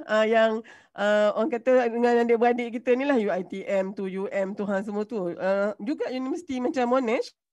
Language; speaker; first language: Malay; native; Malay